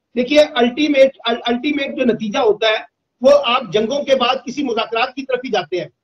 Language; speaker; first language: Urdu; native; Urdu